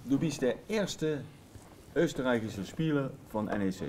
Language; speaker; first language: German; non-native, learner; Dutch